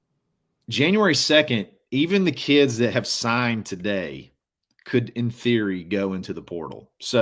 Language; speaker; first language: English; native; English